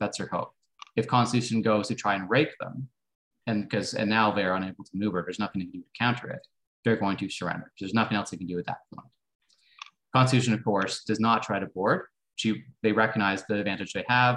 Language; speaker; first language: English; native; English